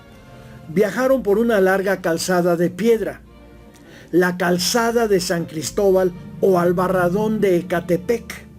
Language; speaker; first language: Spanish; native; Spanish